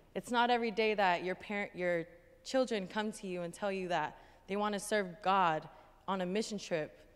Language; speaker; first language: English; native; English